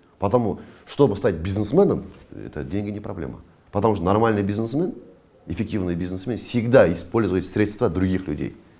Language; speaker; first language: Russian; non-native, local second language; Kazakh